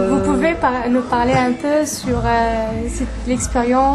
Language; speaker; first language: French; non-native, fluent; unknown